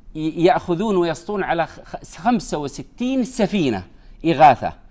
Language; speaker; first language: Arabic; native; Arabic